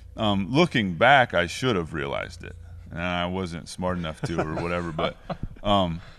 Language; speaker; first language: English; native; English